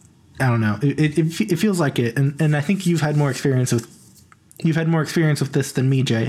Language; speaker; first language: English; native; English